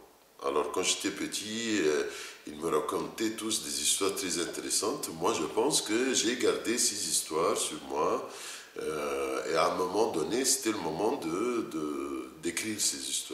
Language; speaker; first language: French; non-native, fluent; Arabic